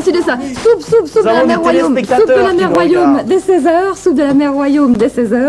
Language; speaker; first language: French; native; French